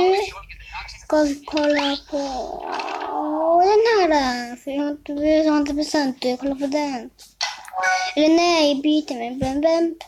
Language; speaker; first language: Swedish; early bilingual, other home language; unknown